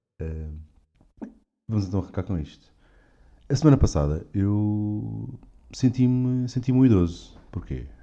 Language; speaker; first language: Portuguese; native; Portuguese